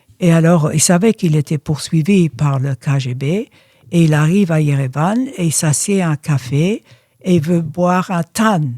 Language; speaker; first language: French; early bilingual, other home language; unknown